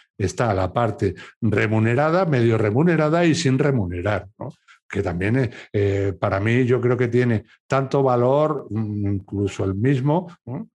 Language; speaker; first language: Spanish; native; Spanish